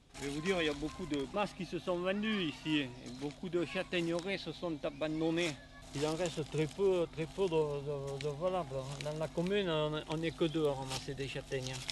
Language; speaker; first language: French; native; French